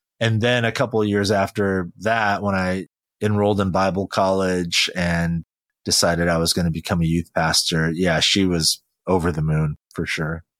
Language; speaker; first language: English; early bilingual, other home language; Korean